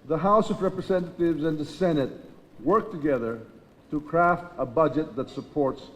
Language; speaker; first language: English; non-native, local second language; Filipino